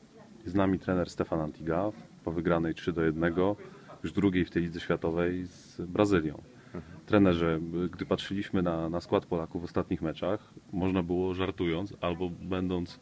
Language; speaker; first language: Polish; native; Polish